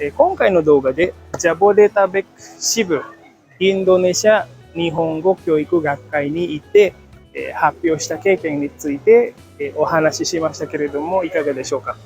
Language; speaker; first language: Japanese; non-native, fluent; Indonesian